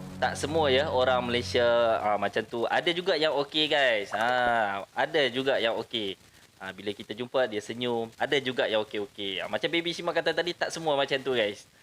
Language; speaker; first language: Malay; native; Malay